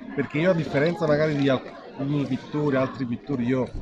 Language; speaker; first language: Italian; native; Italian